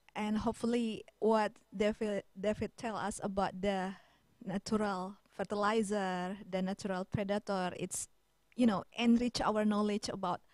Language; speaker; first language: English; non-native, fluent; Indonesian